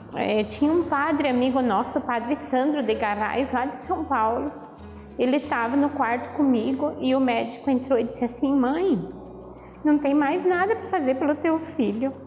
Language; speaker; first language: Portuguese; native; Portuguese